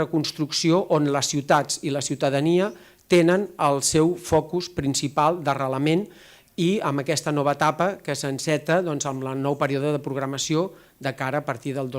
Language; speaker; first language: Catalan; native; Catalan